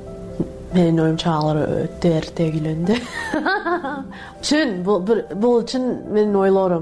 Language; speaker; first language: Kyrgyz; non-native, learner; English